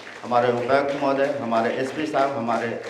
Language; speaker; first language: Hindi; native; Hindi